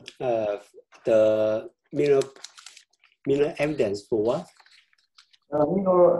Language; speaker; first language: English; non-native, fluent; Chinese